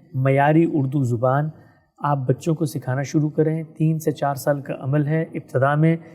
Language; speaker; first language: Urdu; native; Urdu